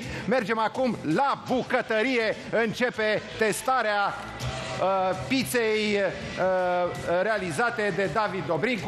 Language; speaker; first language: Romanian; native; Romanian